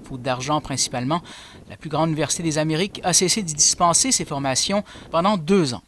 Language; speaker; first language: French; native; French